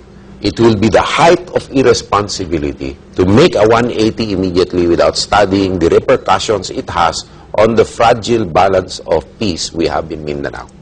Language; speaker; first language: English; non-native, local second language; Filipino